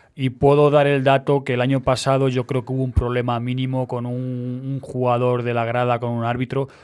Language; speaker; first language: Spanish; native; Spanish